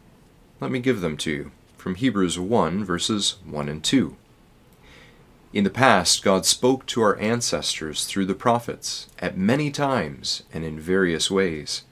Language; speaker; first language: English; native; English